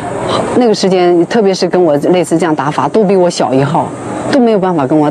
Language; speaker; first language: Chinese; native; Chinese